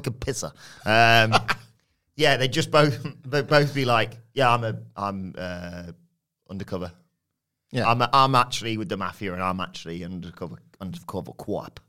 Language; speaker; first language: English; native; English